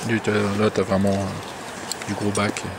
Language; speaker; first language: French; native; French